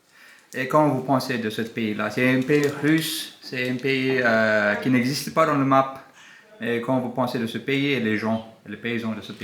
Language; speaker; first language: French; non-native, learner; English